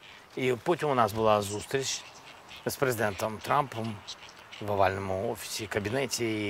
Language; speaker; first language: Ukrainian; non-native, local second language; Russian